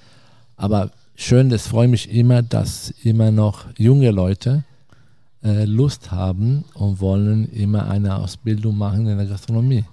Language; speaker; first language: German; non-native, fluent; Italian